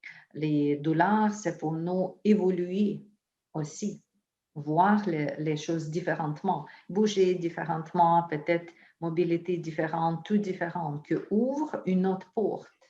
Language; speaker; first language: French; non-native, fluent; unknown